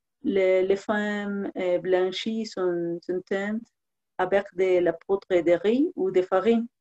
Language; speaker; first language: French; non-native, learner; Spanish